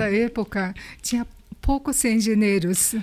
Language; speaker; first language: Portuguese; non-native, learner; Japanese